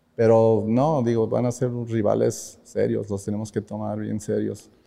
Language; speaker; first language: Spanish; early bilingual, heritage; Spanish